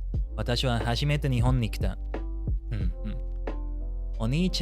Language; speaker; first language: Japanese; non-native, learner; English